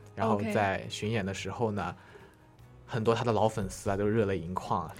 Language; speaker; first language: Chinese; native; Chinese